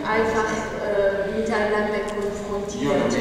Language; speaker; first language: German; non-native, fluent; Persian